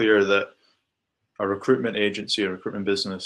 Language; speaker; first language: English; native; English